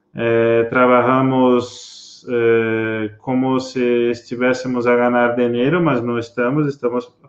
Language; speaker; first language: Spanish; non-native, learner; Portuguese